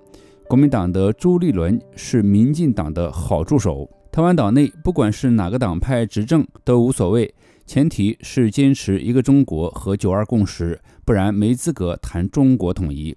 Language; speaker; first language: Chinese; native; Chinese